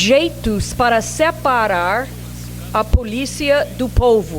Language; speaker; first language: Portuguese; non-native, fluent; English